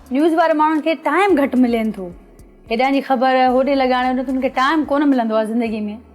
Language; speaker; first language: Sindhi; native; Sindhi